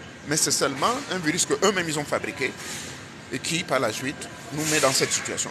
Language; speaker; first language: French; native; French